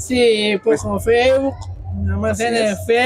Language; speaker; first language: Spanish; non-native, local second language; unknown